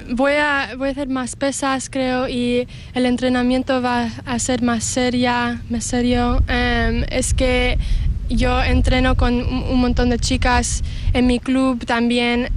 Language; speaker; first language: Spanish; early bilingual, heritage; Spanish